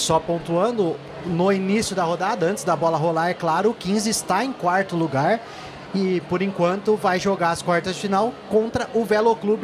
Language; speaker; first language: Portuguese; native; Portuguese